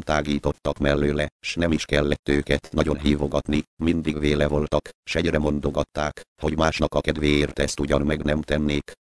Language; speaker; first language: Hungarian; native; Hungarian